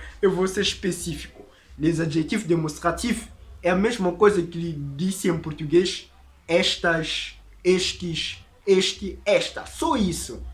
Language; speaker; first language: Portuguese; non-native, fluent; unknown